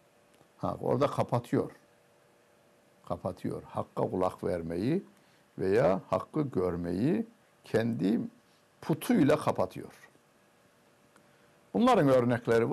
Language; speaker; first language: Turkish; native; Turkish